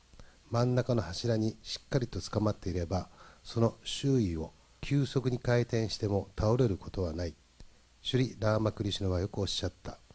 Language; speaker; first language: Japanese; native; Japanese